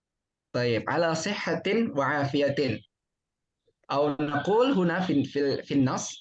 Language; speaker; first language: Arabic; non-native, fluent; Indonesian